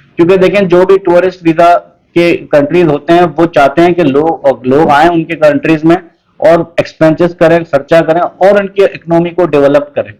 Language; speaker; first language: Urdu; native; Urdu